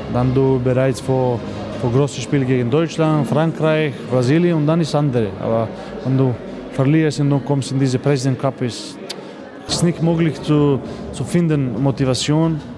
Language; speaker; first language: German; non-native, learner; Macedonian